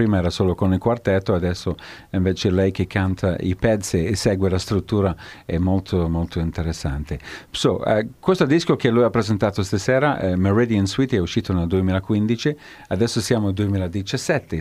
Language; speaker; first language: Italian; native; Italian